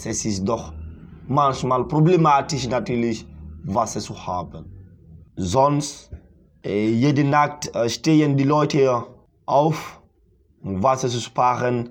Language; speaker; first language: German; non-native, fluent; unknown